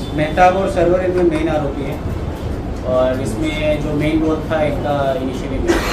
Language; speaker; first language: Hindi; non-native, local second language; Marathi